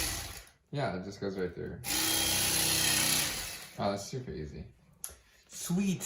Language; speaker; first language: English; native; English